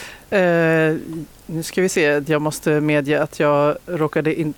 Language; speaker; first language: Swedish; native; Swedish